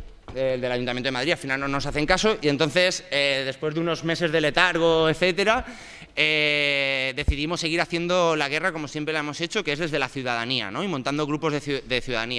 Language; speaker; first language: Spanish; native; Spanish